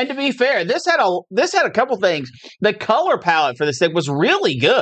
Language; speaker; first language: English; native; English